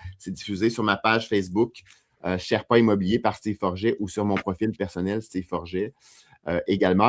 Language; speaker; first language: French; native; French